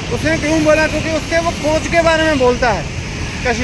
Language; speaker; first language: Hindi; native; Hindi